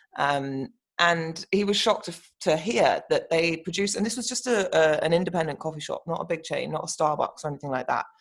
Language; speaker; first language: English; native; English